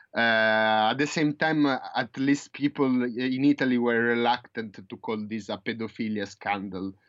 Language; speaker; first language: English; non-native, fluent; Italian